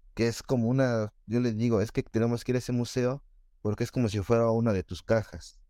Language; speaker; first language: Spanish; native; Spanish